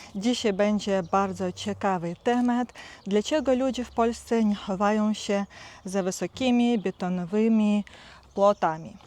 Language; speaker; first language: Polish; non-native, learner; Russian